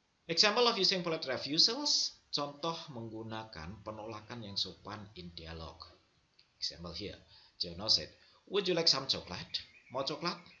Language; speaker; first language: English; non-native, fluent; Indonesian